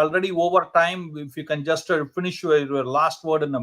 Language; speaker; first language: English; non-native, local second language; Hindi